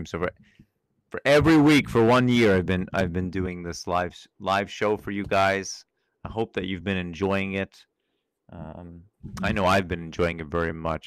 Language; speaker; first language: English; non-native, fluent; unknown